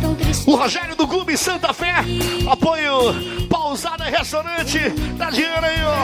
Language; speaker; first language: Portuguese; native; Portuguese